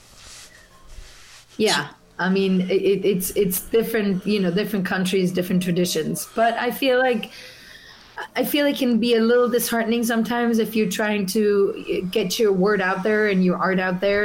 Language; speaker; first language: English; non-native, fluent; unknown